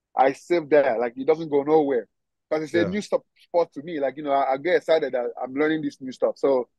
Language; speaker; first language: English; non-native, local second language; Igbo